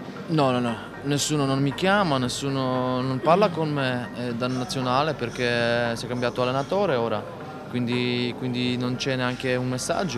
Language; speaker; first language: Italian; non-native, learner; Polish